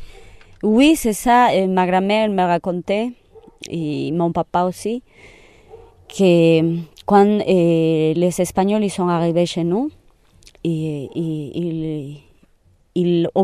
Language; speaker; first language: French; non-native, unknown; Spanish